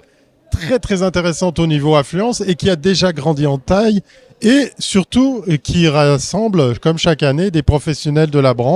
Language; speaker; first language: French; native; French